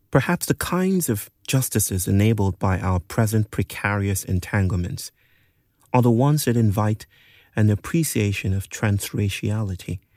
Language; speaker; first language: English; non-native, local second language; Yoruba